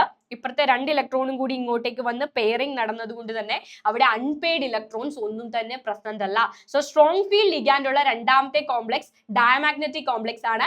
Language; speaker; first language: Malayalam; native; Malayalam